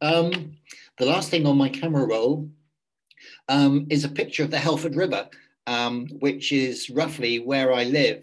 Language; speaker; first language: English; native; English